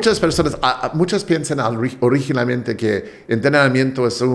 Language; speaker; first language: Spanish; non-native, fluent; English